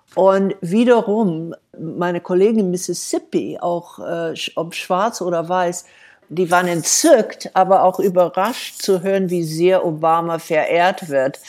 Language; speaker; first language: German; non-native, fluent; English